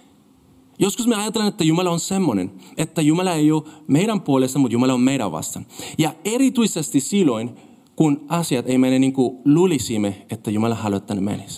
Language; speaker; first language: Finnish; non-native, fluent; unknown